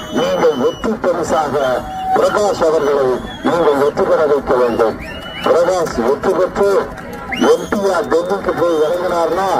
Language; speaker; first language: Tamil; native; Tamil